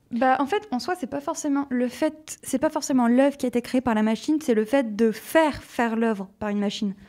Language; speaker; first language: French; native; French